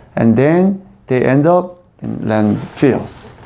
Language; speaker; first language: English; non-native, fluent; Korean